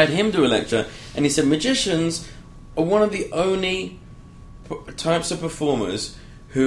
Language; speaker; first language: English; native; English